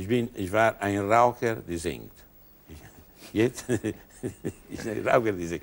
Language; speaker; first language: German; non-native, learner; Italian